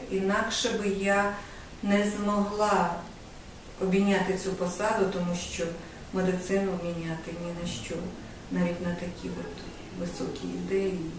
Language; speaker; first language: Ukrainian; native; Ukrainian